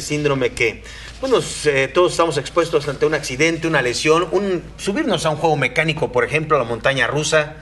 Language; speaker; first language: Spanish; native; Spanish